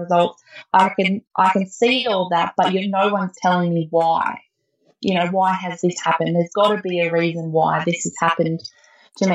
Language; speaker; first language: English; native; English